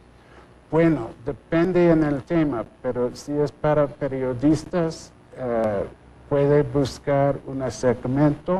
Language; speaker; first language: Spanish; non-native, fluent; English